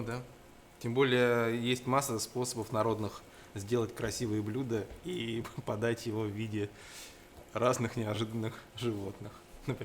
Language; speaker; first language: Russian; native; Russian